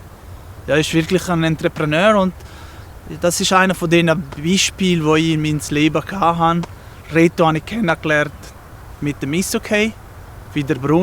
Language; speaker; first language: German; non-native, local second language; Italian